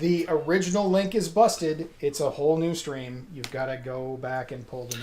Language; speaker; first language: English; native; English